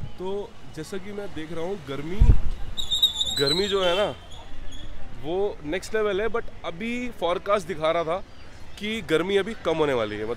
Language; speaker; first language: Hindi; native; Hindi